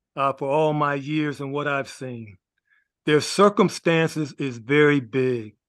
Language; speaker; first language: English; native; English